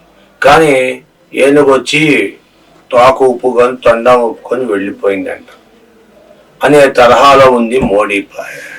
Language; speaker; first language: Telugu; native; Telugu